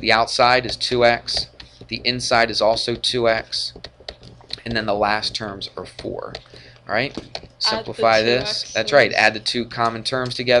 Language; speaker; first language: English; native; English